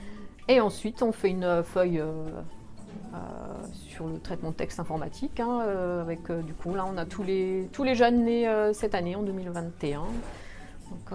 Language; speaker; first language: French; native; French